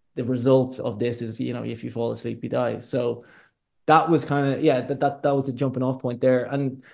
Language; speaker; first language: English; native; English